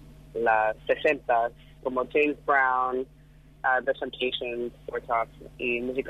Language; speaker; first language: Spanish; non-native, fluent; English